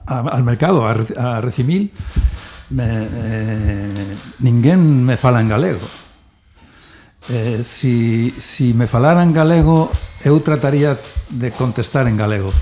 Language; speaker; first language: Galician; non-native, learner; Spanish